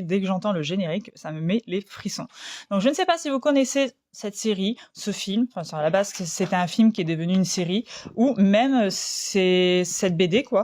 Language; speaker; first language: French; native; French